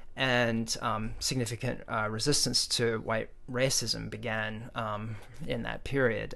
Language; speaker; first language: English; native; English